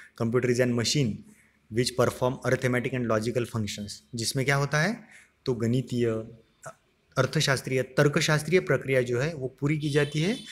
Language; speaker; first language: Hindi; non-native, local second language; Marathi